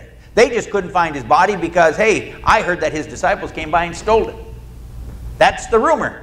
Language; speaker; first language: English; native; English